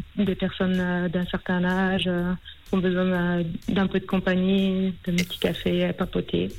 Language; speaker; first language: French; native; French